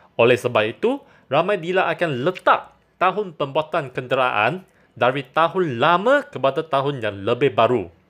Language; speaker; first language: Malay; non-native, local second language; Chinese